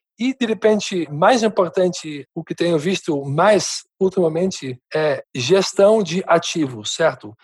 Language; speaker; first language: Portuguese; non-native, fluent; Dutch